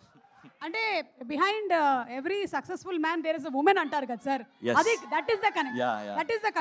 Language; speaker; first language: Telugu; native; Telugu